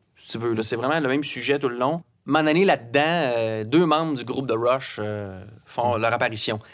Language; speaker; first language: French; native; French